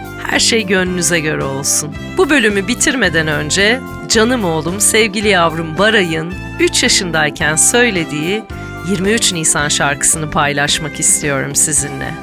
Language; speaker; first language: Turkish; native; Turkish